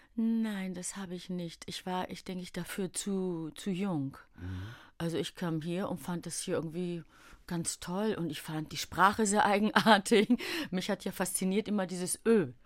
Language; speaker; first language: German; early bilingual, other home language; Greek